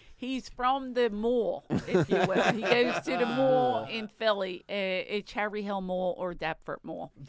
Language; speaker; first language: English; native; English